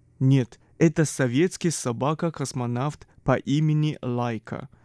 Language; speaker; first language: Russian; non-native, fluent; Chinese